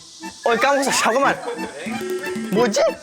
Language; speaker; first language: Korean; non-native, learner; Japanese